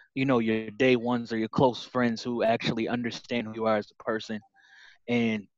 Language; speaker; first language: English; native; English